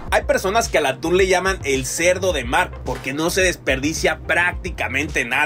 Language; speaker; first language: Spanish; native; Spanish